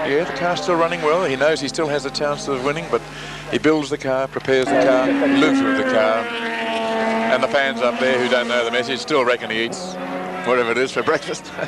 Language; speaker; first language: English; native; English